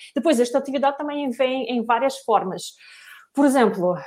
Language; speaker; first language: Portuguese; non-native, fluent; Russian